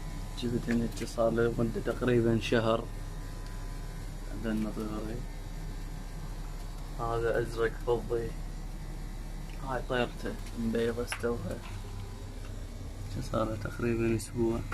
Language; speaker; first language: Arabic; native; Arabic